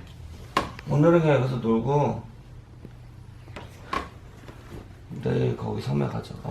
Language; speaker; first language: Korean; early bilingual, heritage; Korean